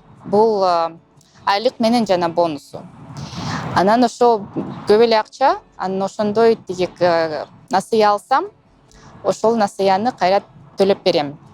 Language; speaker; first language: Kyrgyz; non-native, local second language; Russian